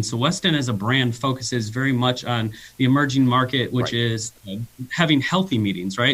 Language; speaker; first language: English; native; English